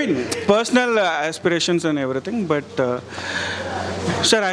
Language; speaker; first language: Telugu; non-native, learner; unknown